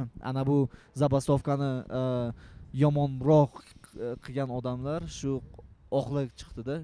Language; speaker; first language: Uzbek; native; Uzbek